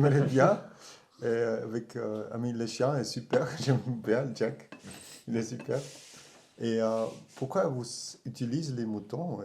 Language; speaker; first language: French; non-native, learner; German